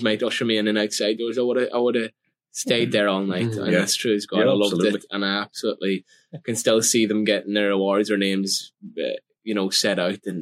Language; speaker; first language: English; native; English